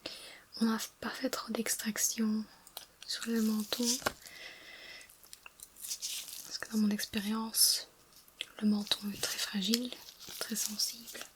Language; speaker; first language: French; non-native, fluent; English